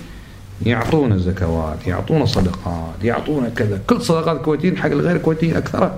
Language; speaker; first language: Arabic; native; Arabic